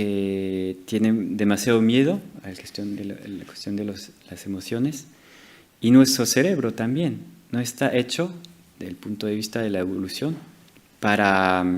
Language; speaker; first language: Spanish; non-native, fluent; French